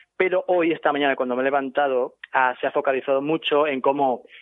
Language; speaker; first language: Spanish; native; Spanish